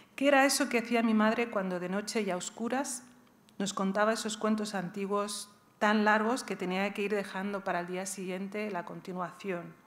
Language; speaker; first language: Spanish; early bilingual, other home language; Riffian